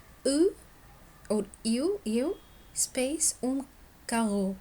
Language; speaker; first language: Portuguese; non-native, learner; Arabic